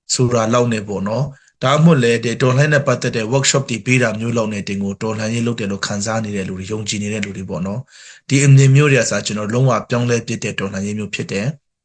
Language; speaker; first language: Burmese; non-native, local second language; Hakha Chin